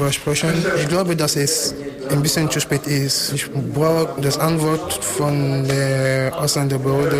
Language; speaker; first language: German; non-native, learner; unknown